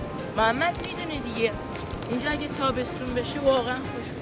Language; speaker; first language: Persian; native; Persian